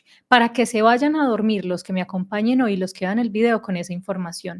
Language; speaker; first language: Spanish; native; Spanish